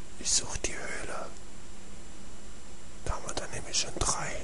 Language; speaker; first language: German; native; German